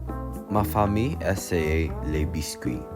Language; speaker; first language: French; non-native, learner; English